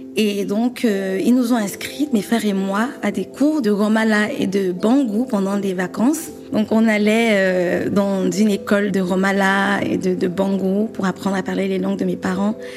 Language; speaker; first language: French; native; French